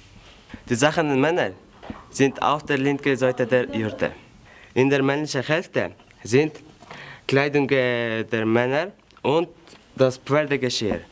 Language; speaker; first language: German; non-native, learner; Kyrgyz